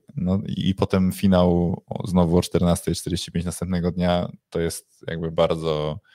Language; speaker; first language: Polish; native; Polish